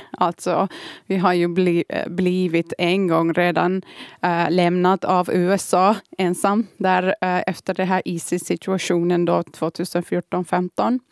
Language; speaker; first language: Swedish; early bilingual, other home language; Kurdish